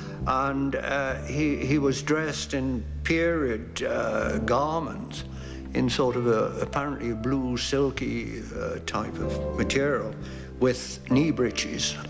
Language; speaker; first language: English; native; English